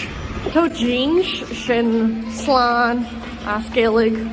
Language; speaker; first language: Irish; non-native, local second language; English